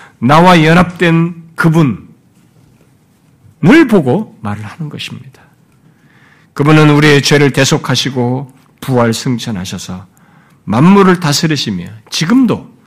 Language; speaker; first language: Korean; native; Korean